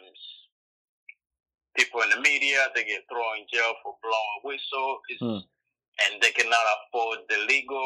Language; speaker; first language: English; non-native, local second language; Swahili